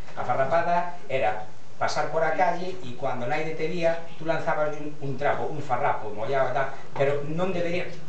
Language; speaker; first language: Spanish; non-native, local second language; Galician